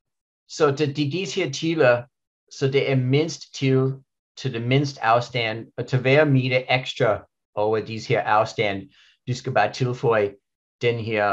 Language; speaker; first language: Danish; non-native, learner; English